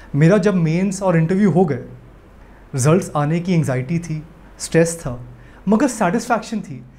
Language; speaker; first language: Hindi; native; Hindi